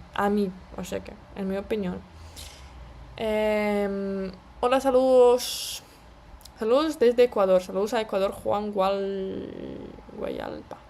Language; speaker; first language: Spanish; non-native, fluent; Russian